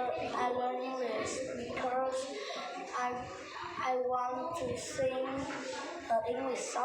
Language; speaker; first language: English; non-native, learner; Vietnamese